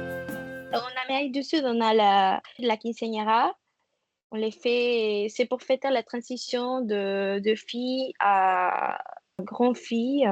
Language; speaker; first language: French; non-native, fluent; Spanish